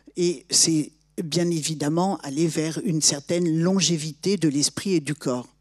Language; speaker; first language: French; native; French